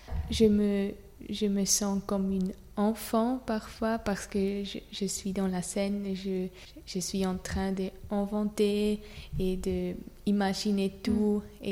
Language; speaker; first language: French; non-native, fluent; German